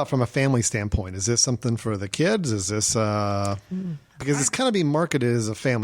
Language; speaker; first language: English; native; English